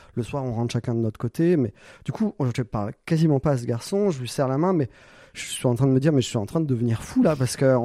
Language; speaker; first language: French; native; French